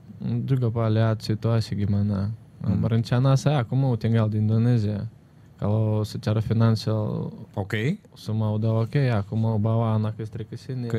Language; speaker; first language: Indonesian; non-native, fluent; Russian